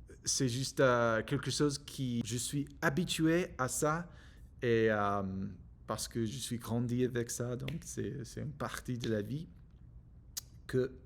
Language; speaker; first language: French; non-native, learner; English